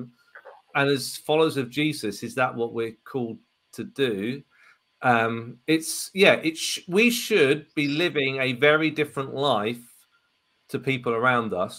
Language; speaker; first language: English; native; English